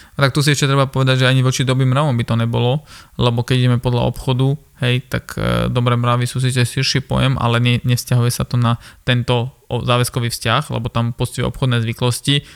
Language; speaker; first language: Slovak; early bilingual, other home language; Armenian